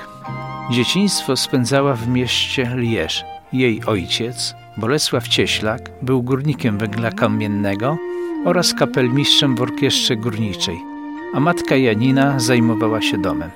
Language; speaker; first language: Polish; native; Polish